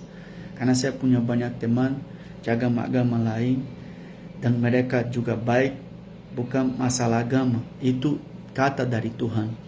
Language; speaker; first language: Indonesian; non-native, fluent; Portuguese